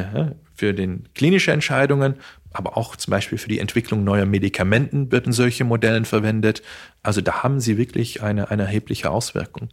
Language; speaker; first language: German; non-native, fluent; Dutch